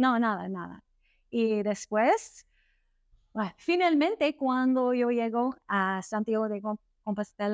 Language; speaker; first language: Spanish; non-native, learner; English